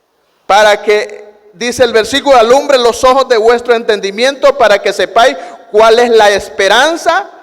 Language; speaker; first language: Spanish; native; Spanish